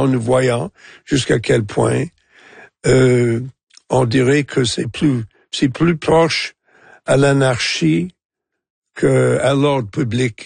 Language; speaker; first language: French; non-native, local second language; English